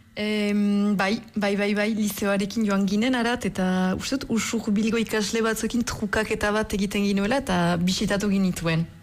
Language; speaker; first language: Basque; native; Basque